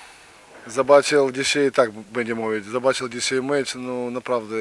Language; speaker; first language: Polish; non-native, learner; Ukrainian